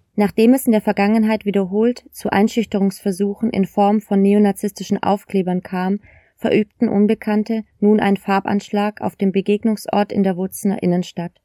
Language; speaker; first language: German; native; German